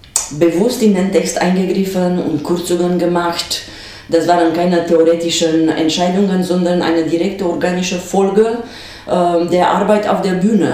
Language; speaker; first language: German; non-native, fluent; Romanian